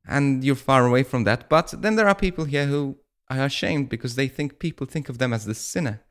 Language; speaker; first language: English; non-native, fluent; Maltese